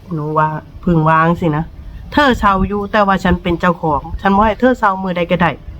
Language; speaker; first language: Thai; native; Thai